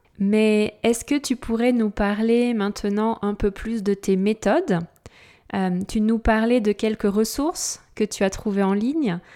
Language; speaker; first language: French; native; French